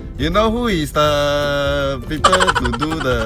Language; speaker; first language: English; non-native, local second language; Chinese